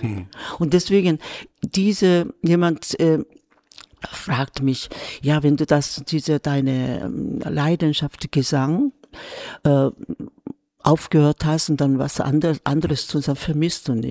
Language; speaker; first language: German; non-native, fluent; Korean